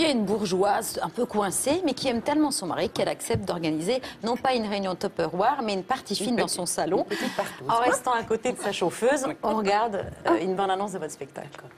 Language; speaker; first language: French; native; French